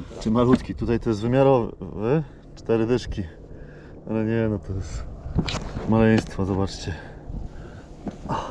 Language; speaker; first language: Polish; native; Polish